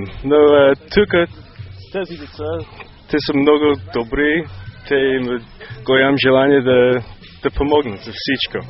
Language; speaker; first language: Bulgarian; non-native, learner; English